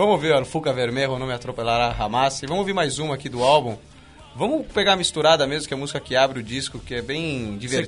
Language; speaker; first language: Portuguese; native; Portuguese